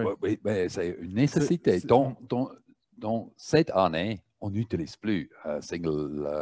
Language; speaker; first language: French; non-native, fluent; German